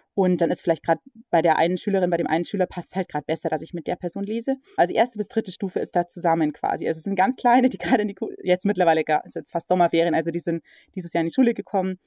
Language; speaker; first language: German; early bilingual, other home language; English